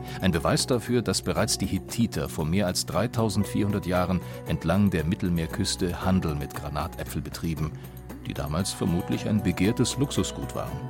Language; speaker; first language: German; native; German